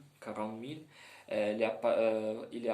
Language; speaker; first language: French; non-native, learner; Ukrainian